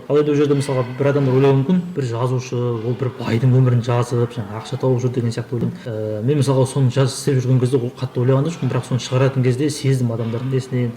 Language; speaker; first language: Kazakh; native; Kazakh